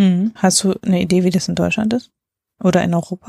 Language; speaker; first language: German; native; German